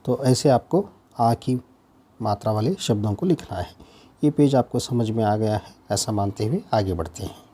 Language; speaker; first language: Hindi; non-native, local second language; Kannada